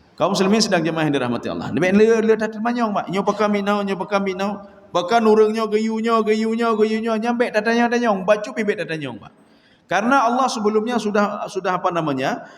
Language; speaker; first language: Malay; non-native, local second language; Achinese